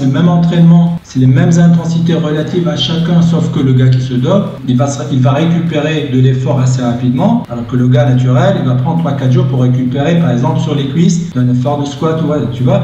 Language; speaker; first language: French; native; French